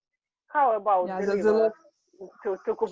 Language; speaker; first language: English; non-native, learner; Russian